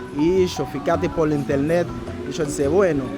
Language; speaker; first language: Spanish; non-native, learner; Haitian Creole